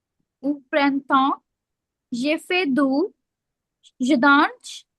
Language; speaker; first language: French; non-native, learner; Hindi